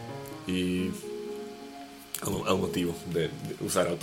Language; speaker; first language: Spanish; non-native, fluent; Slovak